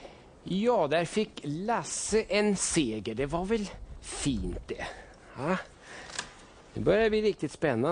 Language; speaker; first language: Swedish; native; Swedish